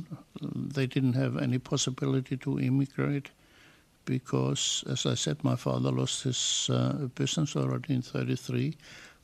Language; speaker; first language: English; non-native, fluent; German